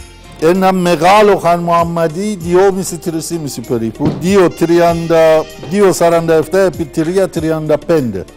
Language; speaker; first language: Greek; non-native, learner; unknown